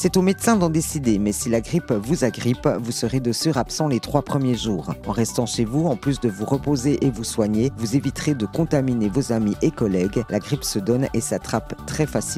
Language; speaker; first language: French; native; French